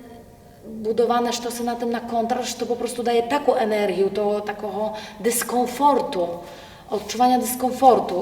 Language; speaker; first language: Polish; non-native, local second language; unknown